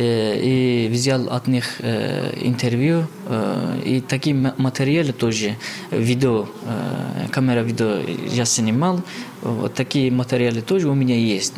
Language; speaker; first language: Russian; non-native, learner; Turkish